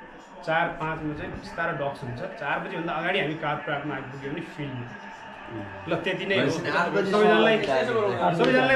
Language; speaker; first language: Nepali; native; Nepali